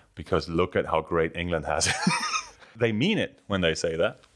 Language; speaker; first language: English; non-native, fluent; German